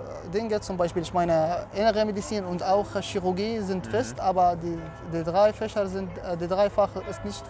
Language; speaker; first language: German; non-native, fluent; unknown